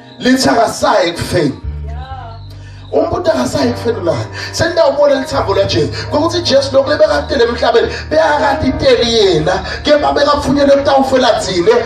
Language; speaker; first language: Zulu; non-native, local second language; Swati